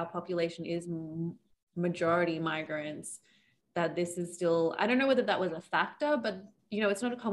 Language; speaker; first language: English; native; English